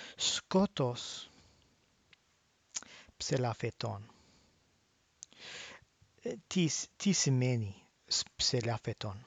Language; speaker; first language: Greek; non-native, learner; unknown